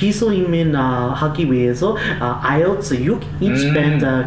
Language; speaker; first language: Korean; non-native, learner; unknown